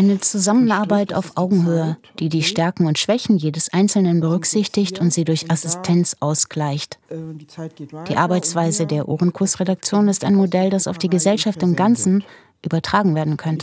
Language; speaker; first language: German; native; German